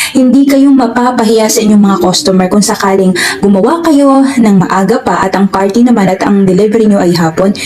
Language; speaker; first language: Filipino; non-native, local second language; Waray